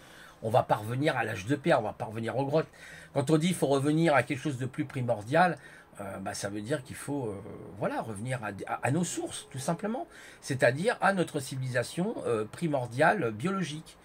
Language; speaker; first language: French; native; French